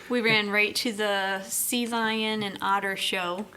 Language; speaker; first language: English; native; English